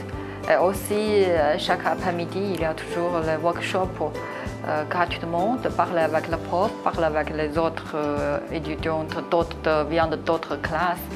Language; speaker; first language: French; non-native, learner; Chinese